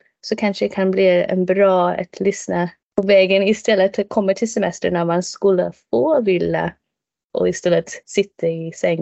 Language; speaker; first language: Swedish; non-native, fluent; English